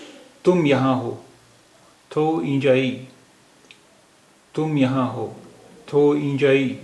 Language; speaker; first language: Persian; non-native, fluent; Urdu